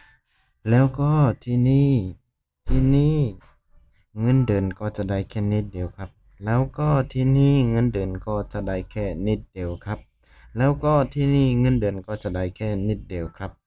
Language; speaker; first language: Thai; non-native, fluent; Burmese